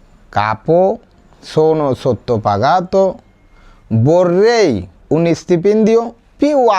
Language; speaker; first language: Italian; non-native, learner; Bangla